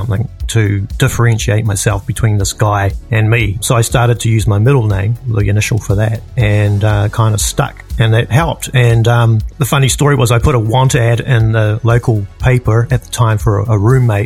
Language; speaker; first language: English; native; English